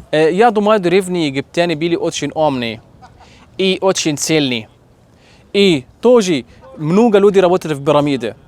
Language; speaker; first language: Russian; non-native, learner; Arabic